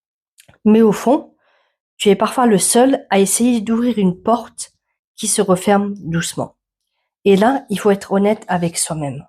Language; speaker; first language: French; native; French